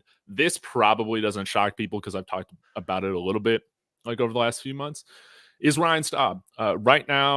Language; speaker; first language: English; native; English